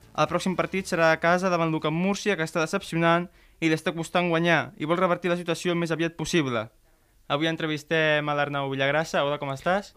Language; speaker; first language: Catalan; native; Catalan